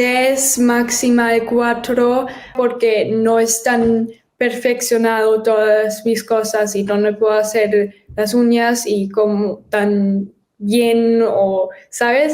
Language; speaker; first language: Spanish; early bilingual, heritage; German